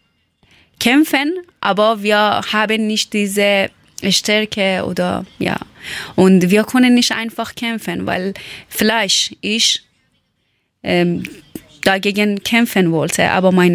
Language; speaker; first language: German; non-native, learner; Persian